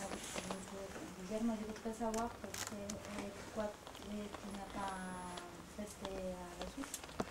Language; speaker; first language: French; non-native, learner; Spanish